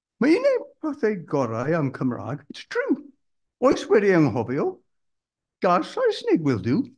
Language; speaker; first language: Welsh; non-native, local second language; English